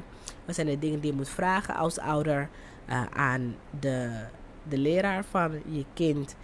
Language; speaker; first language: Dutch; non-native, fluent; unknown